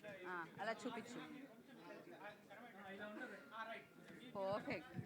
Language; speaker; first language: Telugu; native; Telugu